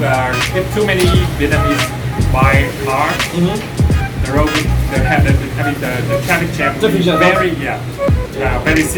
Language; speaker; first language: English; non-native, fluent; Vietnamese